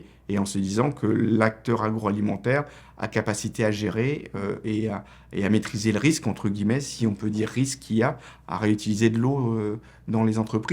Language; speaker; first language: French; native; French